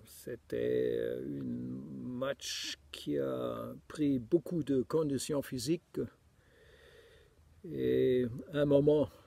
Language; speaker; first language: French; non-native, fluent; German